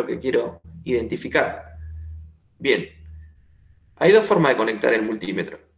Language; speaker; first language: Spanish; native; Spanish